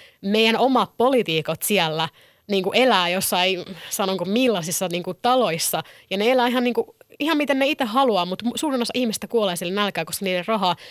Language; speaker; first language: Finnish; early bilingual, other home language; Kurdish